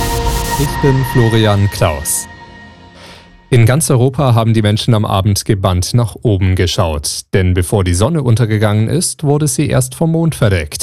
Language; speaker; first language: German; native; German